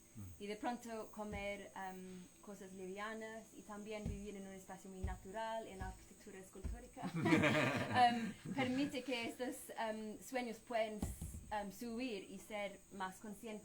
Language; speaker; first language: Spanish; non-native, fluent; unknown